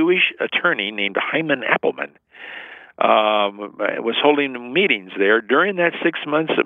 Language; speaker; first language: English; native; English